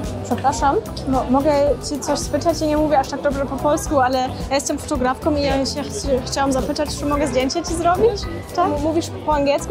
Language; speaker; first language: Polish; non-native, learner; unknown